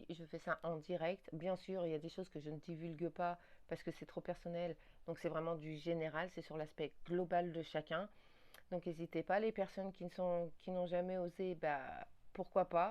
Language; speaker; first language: French; native; French